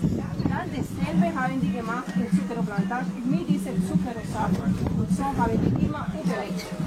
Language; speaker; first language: German; non-native, fluent; French